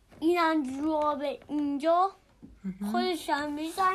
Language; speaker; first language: Persian; early bilingual, heritage; Persian